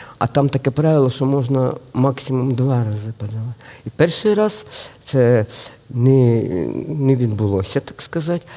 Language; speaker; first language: Ukrainian; non-native, local second language; Russian